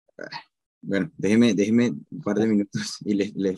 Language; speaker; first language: Spanish; native; Spanish